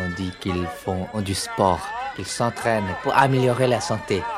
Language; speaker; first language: French; non-native, fluent; Chinese